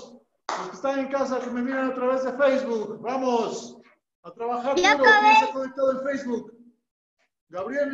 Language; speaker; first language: Spanish; native; Spanish